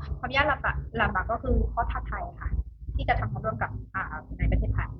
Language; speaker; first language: Thai; non-native, fluent; Burmese